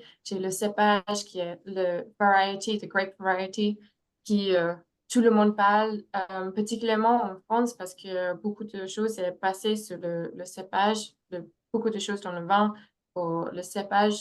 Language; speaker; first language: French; non-native, fluent; English